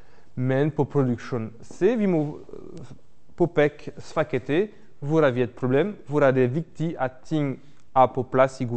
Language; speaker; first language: Norwegian; non-native, fluent; French